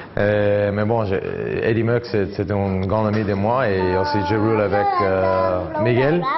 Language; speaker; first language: French; non-native, learner; English